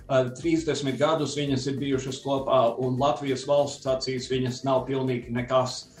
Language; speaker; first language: Latvian; early bilingual, heritage; Latvian